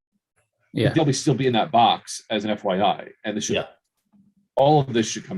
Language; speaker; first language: English; native; English